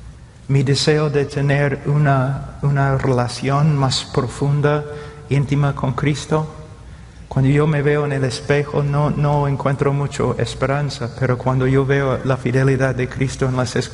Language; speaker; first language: Spanish; non-native, fluent; English